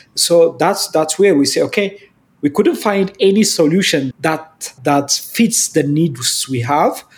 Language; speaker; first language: English; non-native, fluent; Amharic